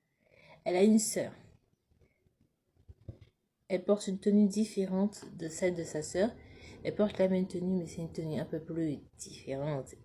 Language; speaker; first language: French; native; French